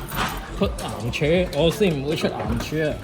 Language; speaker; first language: Chinese; native; Chinese